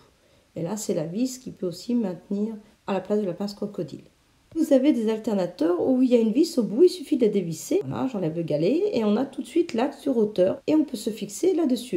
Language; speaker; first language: French; native; French